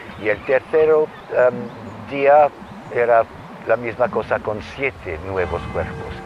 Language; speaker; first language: Spanish; non-native, fluent; English